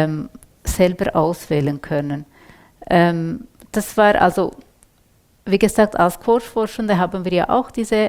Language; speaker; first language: German; non-native, fluent; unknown